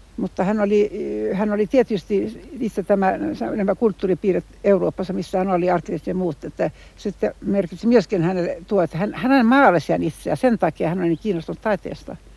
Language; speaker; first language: Finnish; non-native, local second language; Swedish